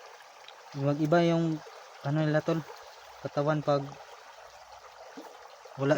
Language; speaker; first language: Filipino; non-native, local second language; Cebuano